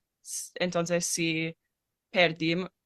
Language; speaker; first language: Spanish; non-native, fluent; English